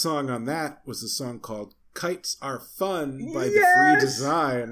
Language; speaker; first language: English; native; English